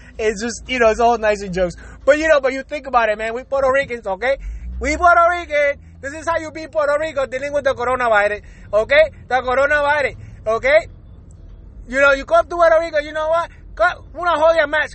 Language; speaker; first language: English; early bilingual, other home language; Spanish